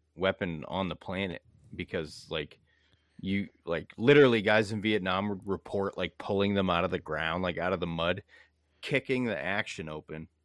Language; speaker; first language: English; native; English